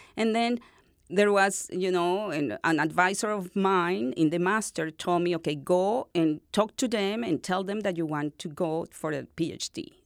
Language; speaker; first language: English; non-native, fluent; Spanish